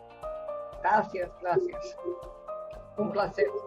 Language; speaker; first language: Spanish; non-native, fluent; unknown